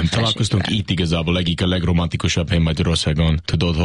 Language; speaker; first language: Hungarian; non-native, learner; English